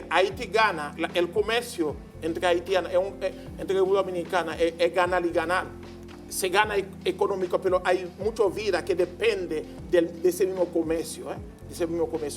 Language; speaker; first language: Spanish; non-native, learner; Haitian Creole